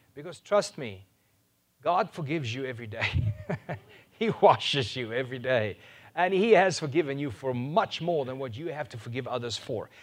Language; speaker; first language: English; non-native, local second language; Afrikaans